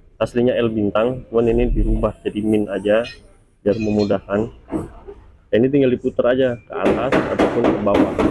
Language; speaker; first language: Indonesian; native; Indonesian